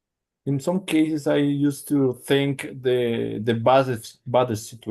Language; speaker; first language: English; non-native, learner; Spanish